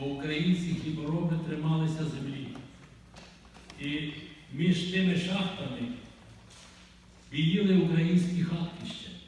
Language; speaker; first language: Ukrainian; native; Ukrainian